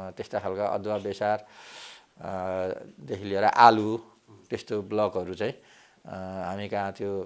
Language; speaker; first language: Nepali; native; Nepali